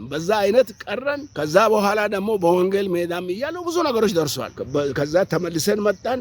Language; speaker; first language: Amharic; non-native, local second language; Oromo